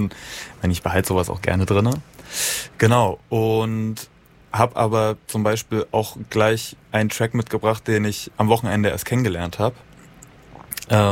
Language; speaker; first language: German; native; German